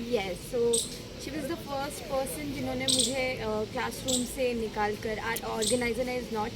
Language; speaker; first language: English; non-native, local second language; Hindi